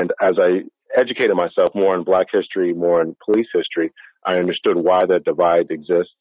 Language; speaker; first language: English; native; English